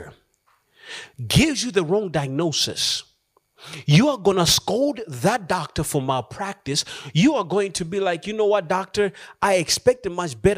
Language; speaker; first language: English; non-native, local second language; Nyanja